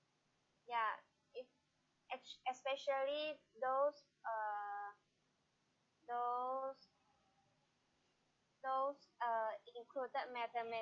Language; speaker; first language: English; non-native, learner; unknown